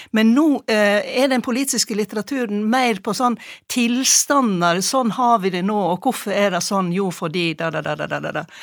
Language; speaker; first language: Norwegian; native; Norwegian